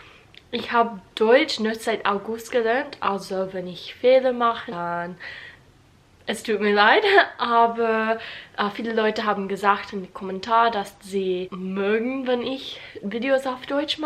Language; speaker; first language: German; non-native, learner; English